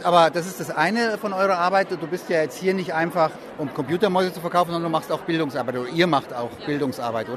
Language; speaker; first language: German; native; German